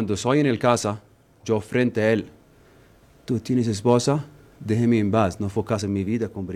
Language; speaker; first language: Spanish; non-native, learner; Arabic